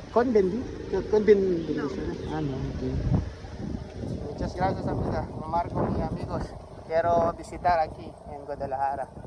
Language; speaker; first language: Spanish; non-native, learner; Filipino